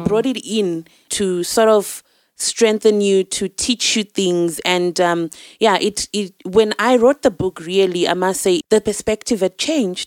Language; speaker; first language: English; non-native, local second language; Shona